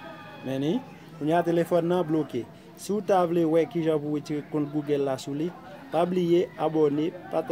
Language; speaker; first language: French; non-native, learner; Haitian Creole